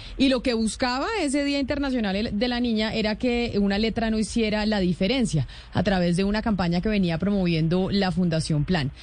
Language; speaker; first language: Spanish; native; Spanish